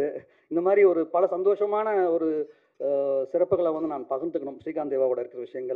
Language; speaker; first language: Tamil; native; Tamil